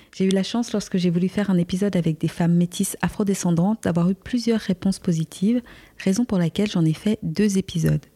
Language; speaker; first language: French; native; French